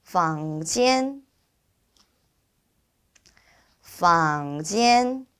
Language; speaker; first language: Chinese; non-native, fluent; Korean